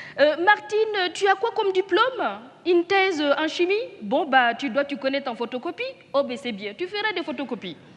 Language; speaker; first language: French; non-native, local second language; Mossi